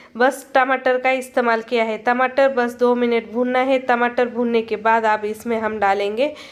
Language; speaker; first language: Hindi; non-native, local second language; Marathi